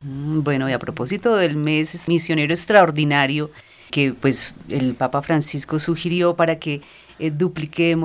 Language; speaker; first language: Spanish; native; Spanish